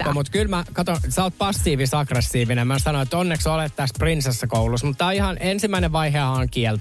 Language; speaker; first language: Finnish; native; Finnish